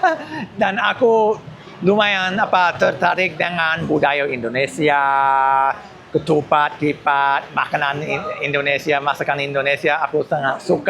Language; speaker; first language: Indonesian; non-native, learner; English